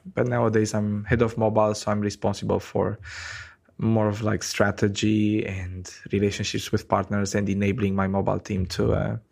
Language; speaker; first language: English; non-native, fluent; Romanian